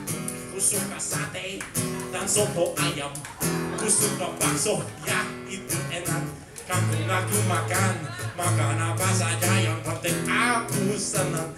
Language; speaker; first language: Indonesian; non-native, fluent; English